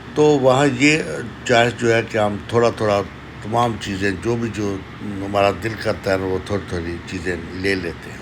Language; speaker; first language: Urdu; native; Urdu